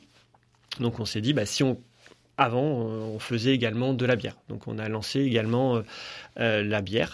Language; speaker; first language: French; native; French